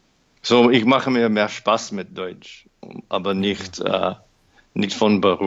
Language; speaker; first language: German; non-native, learner; English